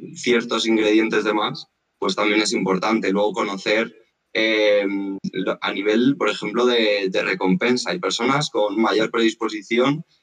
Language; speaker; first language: Spanish; native; Spanish